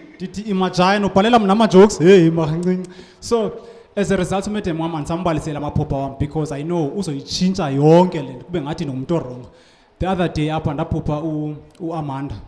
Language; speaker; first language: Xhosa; non-native, local second language; Tsonga